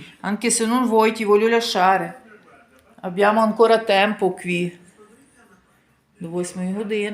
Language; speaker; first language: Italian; non-native, fluent; Ukrainian